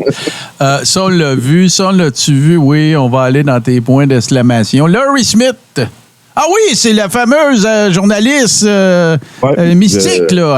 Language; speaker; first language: French; native; French